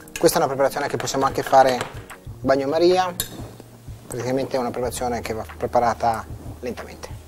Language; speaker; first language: Italian; native; Italian